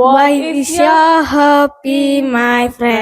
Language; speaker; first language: English; non-native, learner; Indonesian